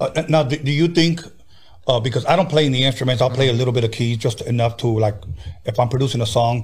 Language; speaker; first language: English; early bilingual, other home language; Spanish